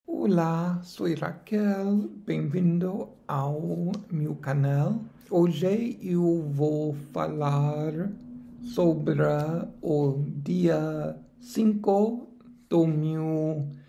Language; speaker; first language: Portuguese; non-native, learner; English